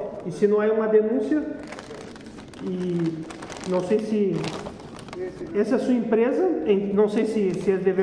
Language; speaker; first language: Spanish; non-native, fluent; Portuguese